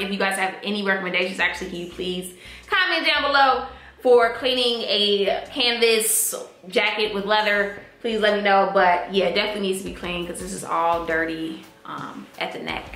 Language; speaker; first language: English; native; English